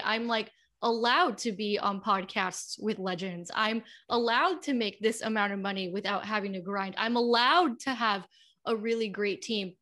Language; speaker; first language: English; native; English